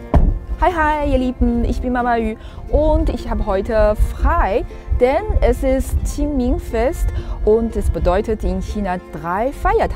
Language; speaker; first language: German; non-native, fluent; Chinese